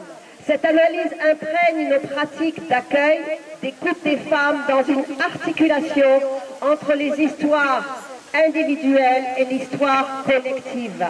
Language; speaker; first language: French; native; French